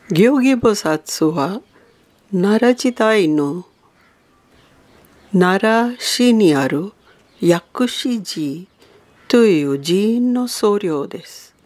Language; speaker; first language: Japanese; non-native, fluent; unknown